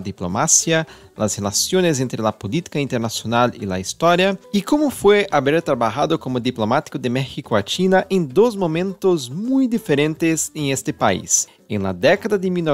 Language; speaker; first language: Spanish; non-native, fluent; Portuguese